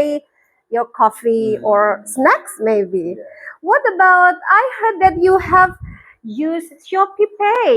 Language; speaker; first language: English; non-native, fluent; Indonesian